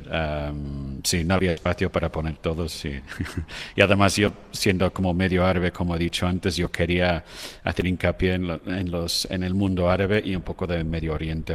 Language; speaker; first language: Spanish; non-native, fluent; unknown